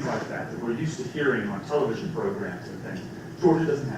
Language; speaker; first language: English; native; English